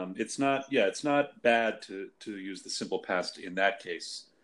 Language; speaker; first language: English; native; English